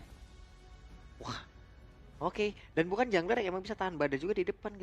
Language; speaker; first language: Indonesian; native; Indonesian